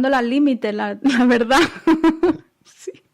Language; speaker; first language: Spanish; native; Spanish